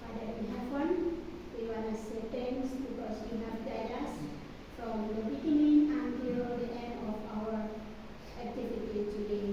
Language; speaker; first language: English; non-native, learner; Indonesian